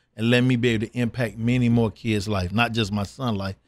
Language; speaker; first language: English; native; English